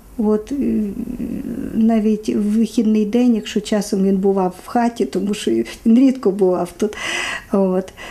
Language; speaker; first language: Ukrainian; native; Ukrainian